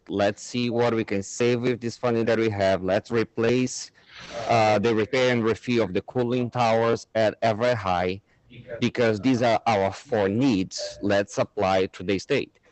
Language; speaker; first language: English; non-native, fluent; Portuguese